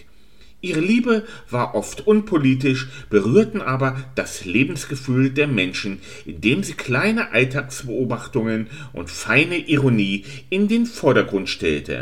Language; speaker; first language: German; native; German